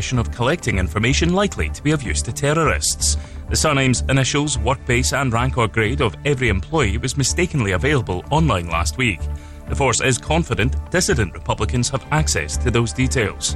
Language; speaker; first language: English; native; English